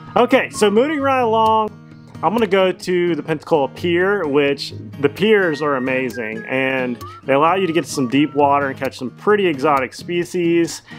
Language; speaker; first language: English; native; English